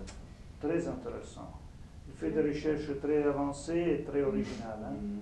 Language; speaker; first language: French; non-native, fluent; Italian